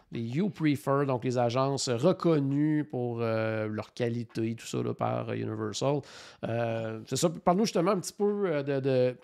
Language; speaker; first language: French; native; French